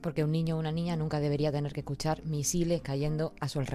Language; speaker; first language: Spanish; native; Spanish